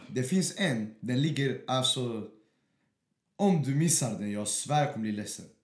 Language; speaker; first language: Swedish; early bilingual, other home language; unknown